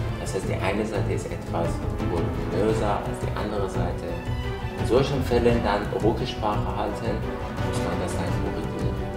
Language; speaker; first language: German; non-native, fluent; Persian